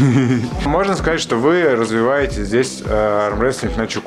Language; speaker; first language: Russian; native; Russian